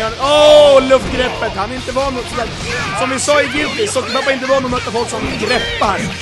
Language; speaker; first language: Swedish; native; Swedish